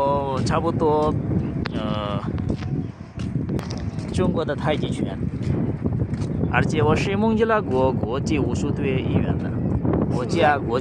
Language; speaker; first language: Chinese; non-native, fluent; Bangla